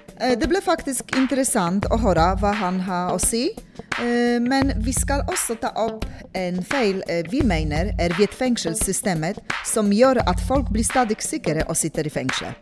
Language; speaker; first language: Norwegian; non-native, local second language; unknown